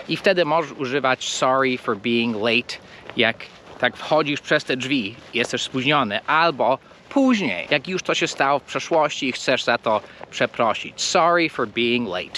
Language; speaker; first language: Polish; early bilingual, heritage; Polish